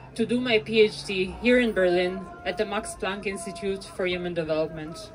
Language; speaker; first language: English; non-native, fluent; Hebrew